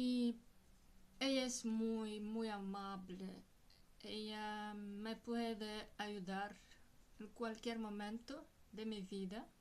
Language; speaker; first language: Spanish; non-native, learner; Russian